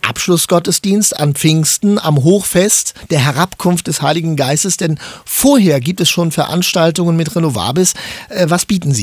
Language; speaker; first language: German; native; German